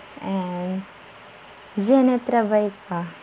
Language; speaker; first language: French; non-native, learner; Filipino